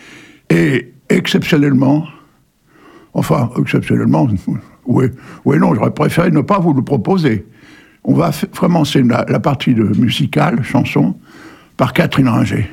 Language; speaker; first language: French; native; French